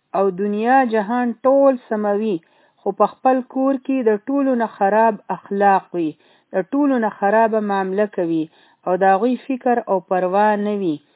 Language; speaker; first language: Pashto; native; Pashto